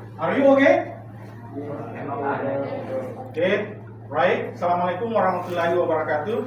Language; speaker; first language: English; non-native, learner; Indonesian